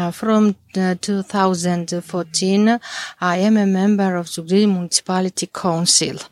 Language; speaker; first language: English; non-native, learner; Mingrelian